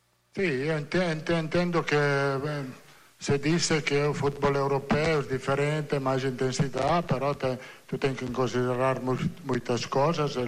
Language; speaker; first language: Portuguese; non-native, learner; Italian